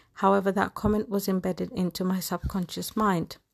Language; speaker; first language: English; native; English